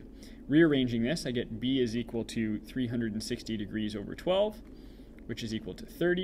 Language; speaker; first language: English; native; English